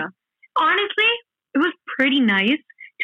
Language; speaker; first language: English; non-native, fluent; Spanish